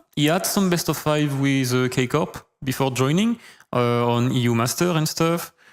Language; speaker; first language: English; non-native, fluent; French